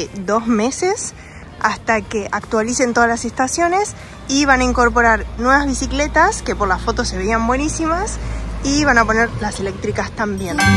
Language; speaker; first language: Spanish; native; Spanish